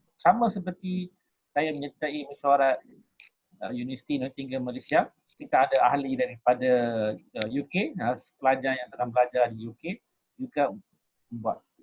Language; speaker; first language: Malay; native; Malay